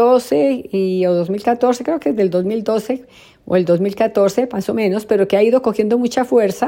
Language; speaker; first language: Spanish; native; Spanish